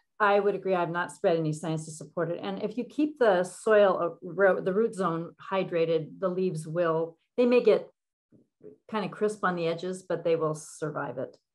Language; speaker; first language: English; native; English